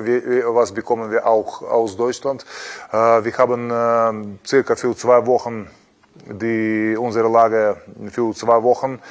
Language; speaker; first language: German; non-native, fluent; Russian